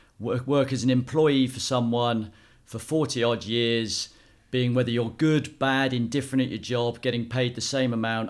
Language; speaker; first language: English; native; English